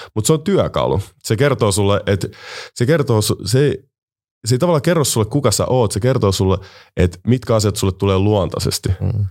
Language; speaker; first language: Finnish; native; Finnish